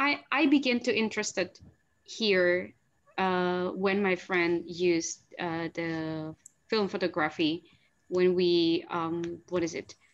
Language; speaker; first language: English; non-native, fluent; Indonesian